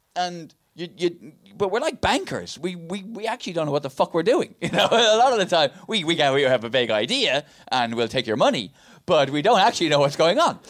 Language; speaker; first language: English; native; English